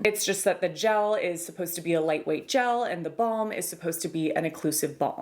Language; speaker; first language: English; native; English